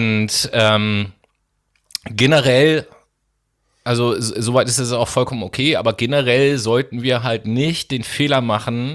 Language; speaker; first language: German; native; German